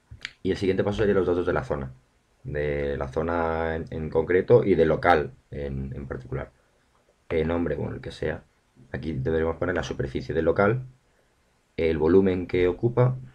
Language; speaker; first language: Spanish; native; Spanish